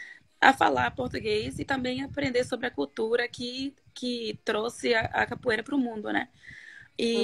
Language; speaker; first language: Portuguese; non-native, fluent; Norwegian